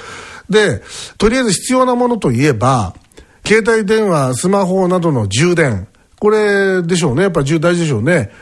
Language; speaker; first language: Japanese; native; Japanese